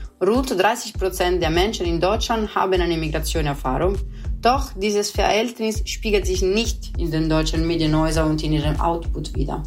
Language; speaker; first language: German; non-native, fluent; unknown